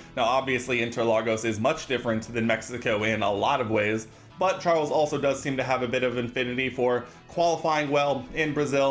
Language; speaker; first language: English; native; English